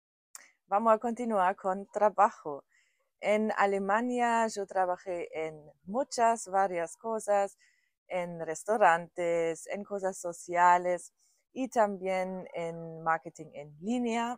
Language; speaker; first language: Spanish; non-native, fluent; German